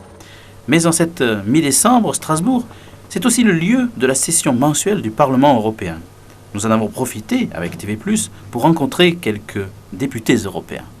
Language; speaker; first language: French; native; French